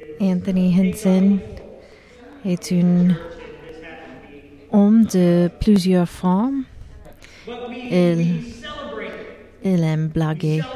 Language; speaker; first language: French; non-native, learner; English